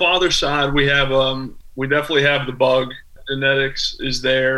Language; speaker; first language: English; native; English